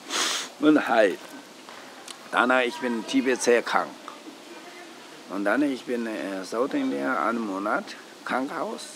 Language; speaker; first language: German; non-native, learner; Tibetan